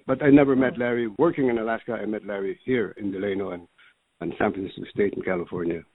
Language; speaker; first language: English; early bilingual, other home language; Filipino